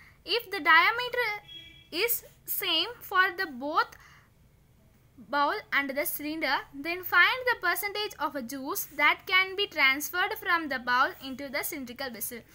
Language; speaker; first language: English; non-native, local second language; Tamil